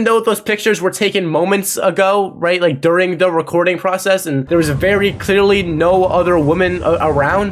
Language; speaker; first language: English; native; English